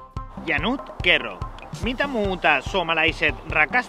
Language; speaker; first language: Finnish; non-native, fluent; Spanish